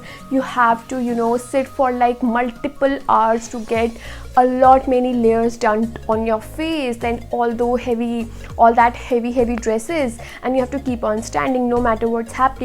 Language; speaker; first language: English; non-native, local second language; Hindi